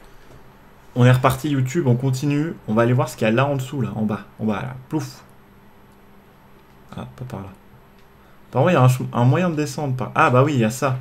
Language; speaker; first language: French; native; French